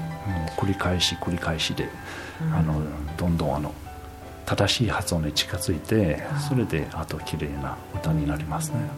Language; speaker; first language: Japanese; non-native, fluent; French